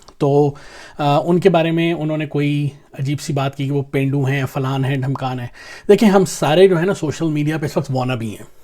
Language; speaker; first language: Urdu; non-native, local second language; Punjabi